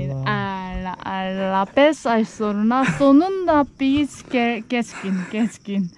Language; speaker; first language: Turkish; non-native, learner; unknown